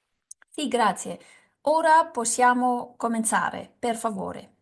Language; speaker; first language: Italian; non-native, learner; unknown